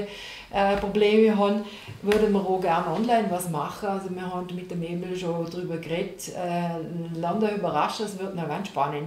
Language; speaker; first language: German; native; German